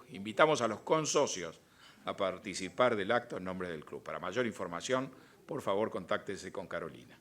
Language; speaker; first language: Spanish; native; Spanish